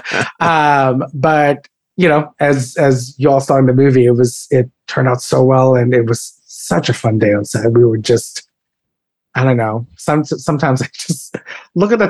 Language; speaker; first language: English; non-native, local second language; Filipino